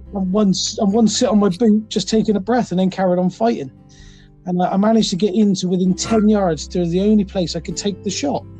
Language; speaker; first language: English; native; English